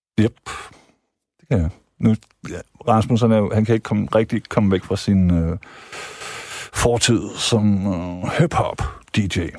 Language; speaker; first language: Danish; native; Danish